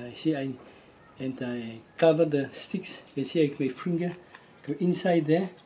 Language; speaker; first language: English; non-native, local second language; Afrikaans